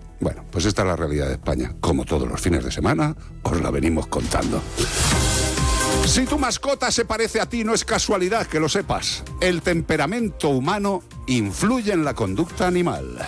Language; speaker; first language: Spanish; native; Spanish